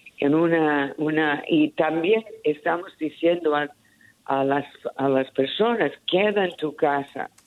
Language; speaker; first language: Spanish; early bilingual, heritage; Spanish